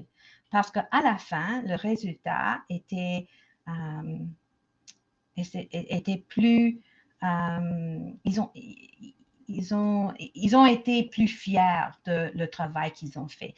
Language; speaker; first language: French; non-native, local second language; English